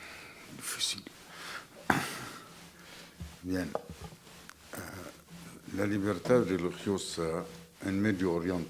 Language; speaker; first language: Spanish; non-native, fluent; Arabic